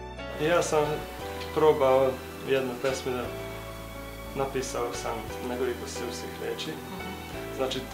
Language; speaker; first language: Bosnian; non-native, local second language; Hungarian